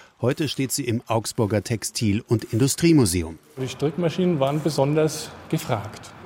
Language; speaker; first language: German; native; German